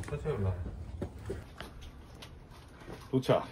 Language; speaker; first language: Korean; native; Korean